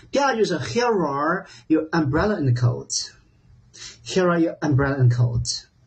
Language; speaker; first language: English; non-native, fluent; Chinese